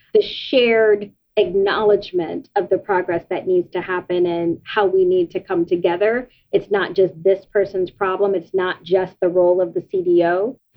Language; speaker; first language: English; native; English